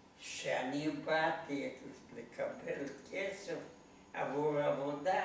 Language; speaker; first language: Hebrew; non-native, learner; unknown